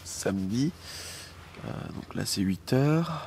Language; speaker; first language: French; native; French